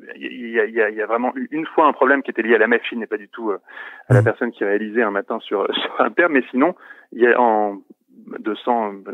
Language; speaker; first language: French; native; French